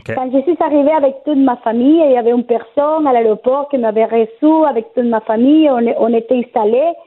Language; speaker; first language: French; non-native, fluent; Spanish